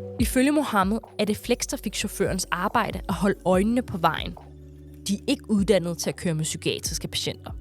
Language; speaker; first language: Danish; native; Danish